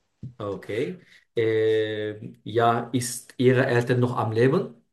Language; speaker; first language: German; non-native, learner; Turkish